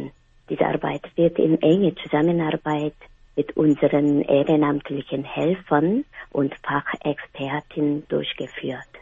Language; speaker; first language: German; non-native, fluent; Korean